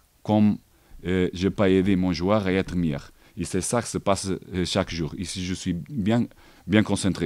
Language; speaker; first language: French; non-native, learner; Portuguese